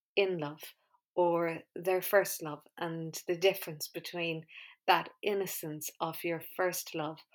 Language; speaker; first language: English; native; English